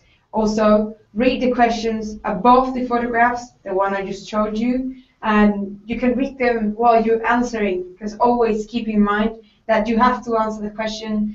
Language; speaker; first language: English; non-native, fluent; Spanish